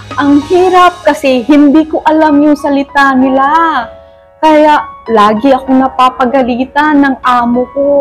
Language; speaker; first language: Filipino; non-native, local second language; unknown